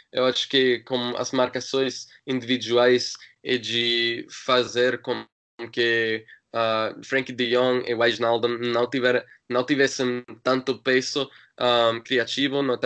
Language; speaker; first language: Portuguese; non-native, learner; English